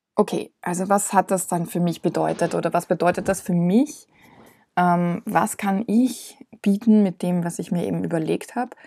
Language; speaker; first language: German; non-native, fluent; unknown